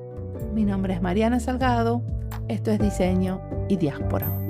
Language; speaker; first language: Spanish; native; Spanish